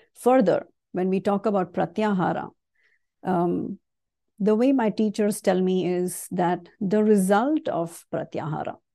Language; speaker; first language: English; non-native, local second language; Kannada